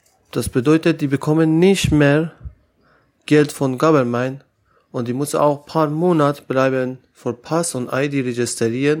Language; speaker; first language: German; non-native, learner; Persian